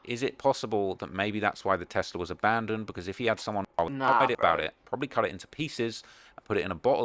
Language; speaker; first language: English; native; English